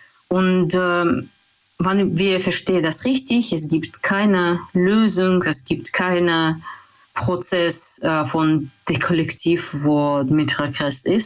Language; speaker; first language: German; non-native, learner; Russian